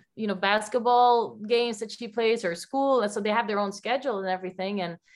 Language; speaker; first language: English; non-native, fluent; Dutch